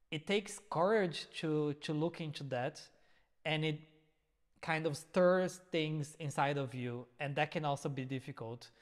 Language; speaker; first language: English; non-native, fluent; Portuguese